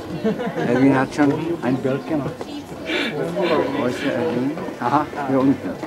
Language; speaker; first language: German; non-native, fluent; Czech